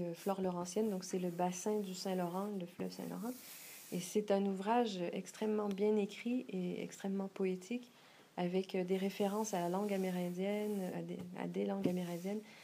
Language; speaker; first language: French; native; French